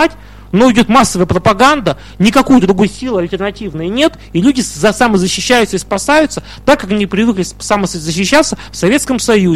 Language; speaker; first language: Russian; native; Russian